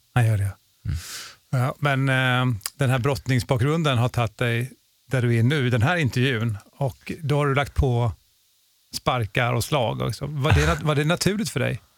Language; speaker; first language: Swedish; native; Swedish